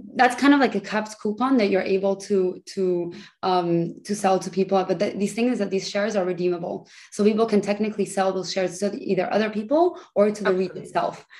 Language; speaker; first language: English; early bilingual, other home language; Spanish